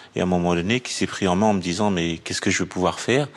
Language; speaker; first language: French; native; French